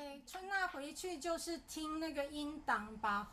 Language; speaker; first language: Chinese; native; Chinese